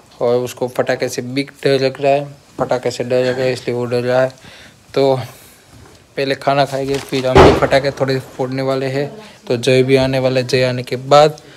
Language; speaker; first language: Hindi; non-native, local second language; Gujarati